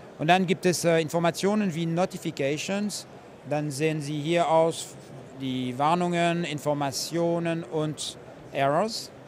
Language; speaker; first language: German; non-native, fluent; French